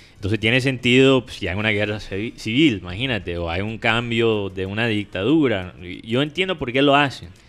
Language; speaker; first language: Spanish; non-native, fluent; English